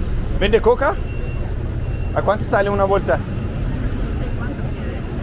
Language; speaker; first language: Spanish; non-native, learner; Danish